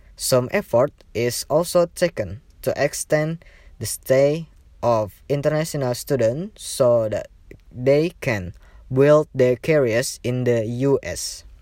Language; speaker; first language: English; non-native, learner; Indonesian